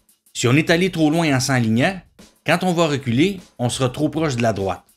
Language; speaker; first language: French; native; French